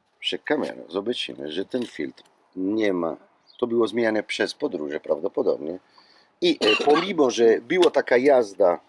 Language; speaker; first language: Polish; non-native, learner; Italian